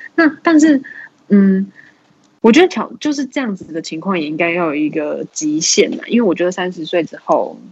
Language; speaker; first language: Chinese; native; Chinese